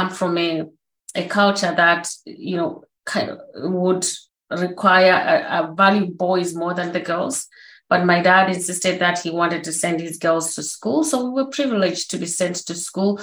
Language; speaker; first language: English; non-native, local second language; Shona